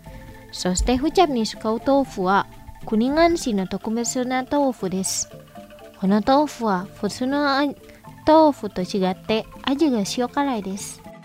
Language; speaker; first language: Japanese; non-native, fluent; Indonesian